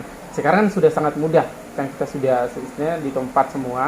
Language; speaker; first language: Indonesian; native; Indonesian